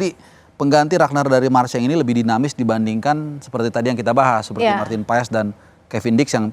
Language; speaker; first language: Indonesian; native; Indonesian